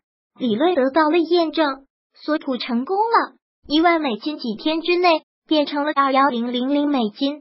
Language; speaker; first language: Chinese; native; Chinese